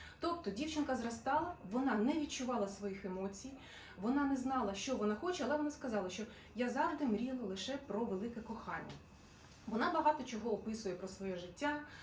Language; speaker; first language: Ukrainian; non-native, local second language; Russian